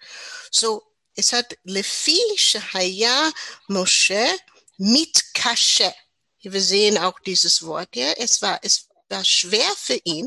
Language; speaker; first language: German; non-native, learner; English